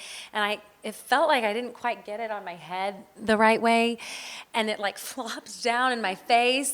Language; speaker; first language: English; native; English